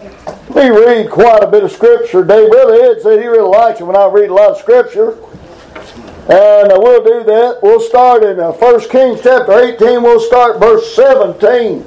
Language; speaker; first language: English; native; English